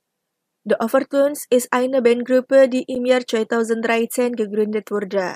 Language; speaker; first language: German; non-native, fluent; Indonesian